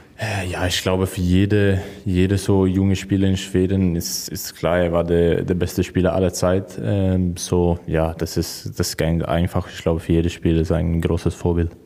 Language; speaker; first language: German; non-native, learner; Swedish